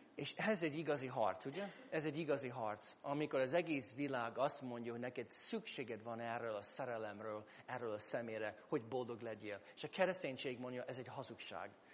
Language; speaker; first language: Hungarian; non-native, fluent; English